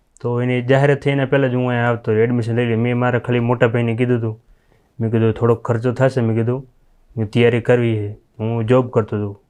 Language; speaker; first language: Gujarati; non-native, local second language; Kachhi